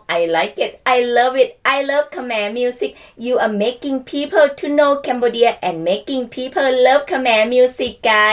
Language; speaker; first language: English; non-native, learner; Thai